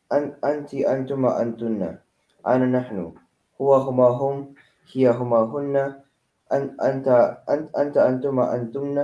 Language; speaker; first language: Arabic; non-native, learner; Filipino